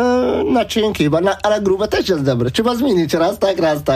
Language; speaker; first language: Polish; early bilingual, other home language; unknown